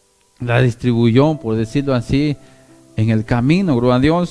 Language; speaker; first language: Spanish; native; Spanish